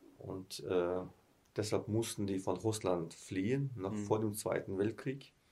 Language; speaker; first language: German; early bilingual, heritage; German